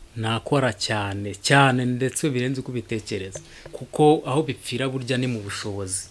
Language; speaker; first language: Kinyarwanda; early bilingual, heritage; Kinyarwanda